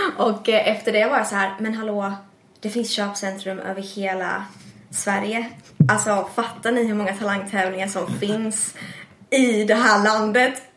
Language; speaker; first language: Swedish; early bilingual, other home language; English